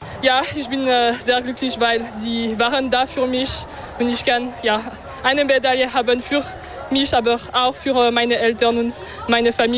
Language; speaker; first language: German; non-native, local second language; French